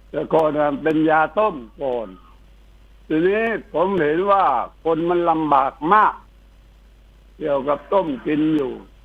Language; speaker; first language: Thai; native; Thai